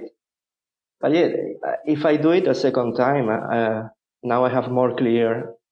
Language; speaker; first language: English; non-native, fluent; Spanish